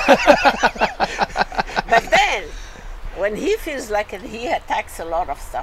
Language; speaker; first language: English; non-native, fluent; French